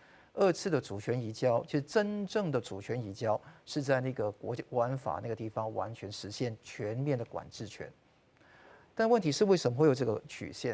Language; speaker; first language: Chinese; non-native, local second language; Cantonese